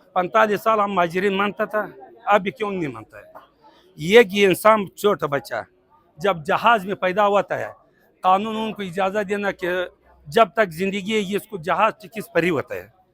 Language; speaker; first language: Hindi; non-native, learner; Pashto